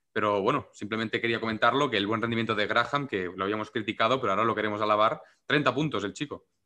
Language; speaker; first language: Spanish; non-native, local second language; Catalan